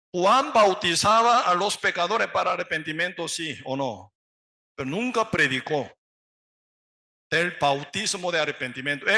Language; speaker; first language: Spanish; non-native, learner; Korean